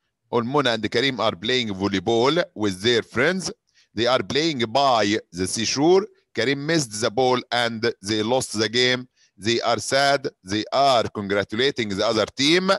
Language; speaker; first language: English; non-native, fluent; Arabic